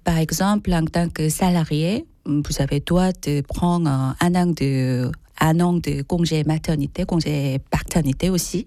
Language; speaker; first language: French; non-native, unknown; Korean